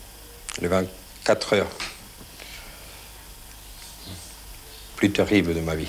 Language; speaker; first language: French; non-native, fluent; Spanish